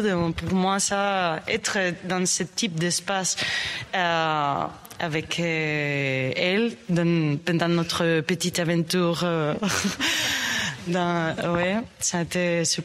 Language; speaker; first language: French; non-native, learner; Spanish